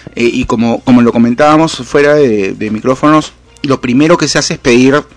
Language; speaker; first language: Spanish; native; Spanish